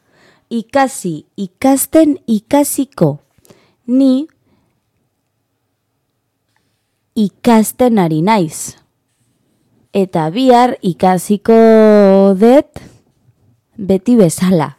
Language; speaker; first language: Basque; non-native, local second language; Spanish